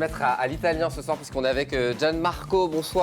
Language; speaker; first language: French; native; French